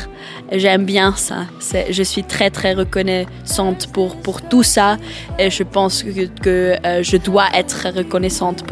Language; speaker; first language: French; non-native, learner; German